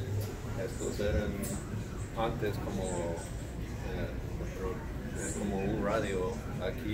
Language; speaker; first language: Spanish; non-native, learner; English